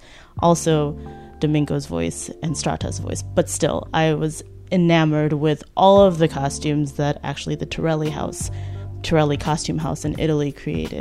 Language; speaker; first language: English; native; English